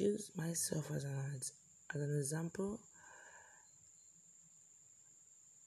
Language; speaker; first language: English; non-native, local second language; Igbo